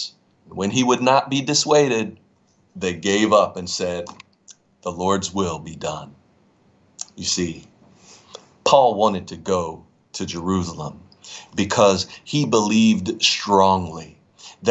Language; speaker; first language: English; native; English